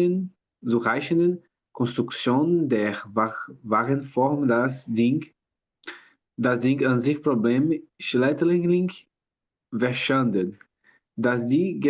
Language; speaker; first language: German; non-native, learner; Portuguese